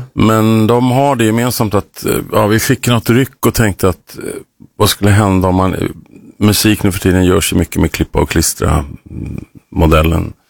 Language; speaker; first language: Swedish; native; Swedish